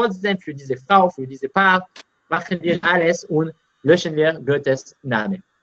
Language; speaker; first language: German; non-native, learner; Hebrew